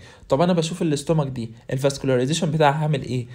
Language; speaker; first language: Arabic; native; Arabic